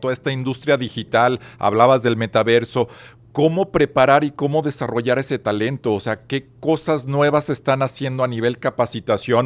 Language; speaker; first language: Spanish; native; Spanish